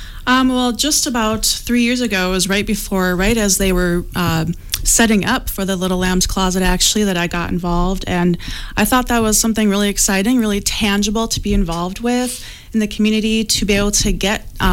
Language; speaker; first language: English; native; English